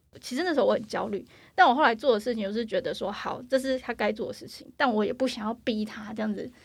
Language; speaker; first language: Chinese; native; Chinese